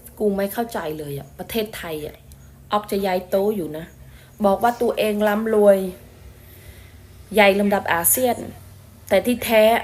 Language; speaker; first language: Thai; non-native, fluent; Khmer